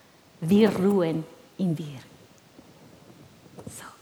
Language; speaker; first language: German; non-native, fluent; Spanish